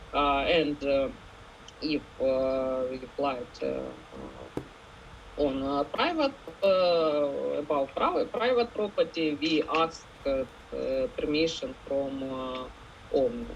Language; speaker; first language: English; non-native, learner; Ukrainian